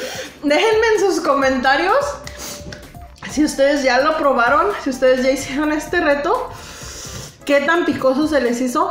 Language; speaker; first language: Spanish; native; Spanish